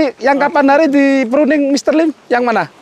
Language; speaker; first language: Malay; non-native, local second language; Javanese